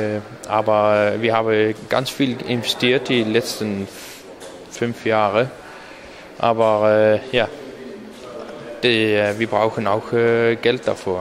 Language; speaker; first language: German; non-native, learner; Danish